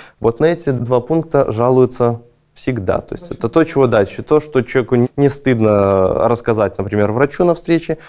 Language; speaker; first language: Russian; native; Russian